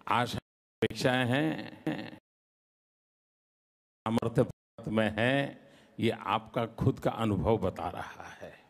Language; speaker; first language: Hindi; non-native, local second language; Gujarati